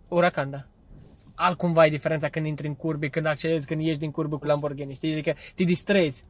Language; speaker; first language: Romanian; early bilingual, heritage; Romanian